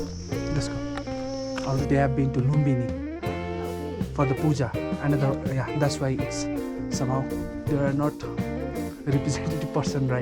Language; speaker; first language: English; non-native, fluent; Nepali